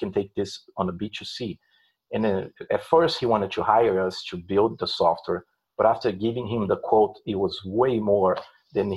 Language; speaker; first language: English; non-native, fluent; Portuguese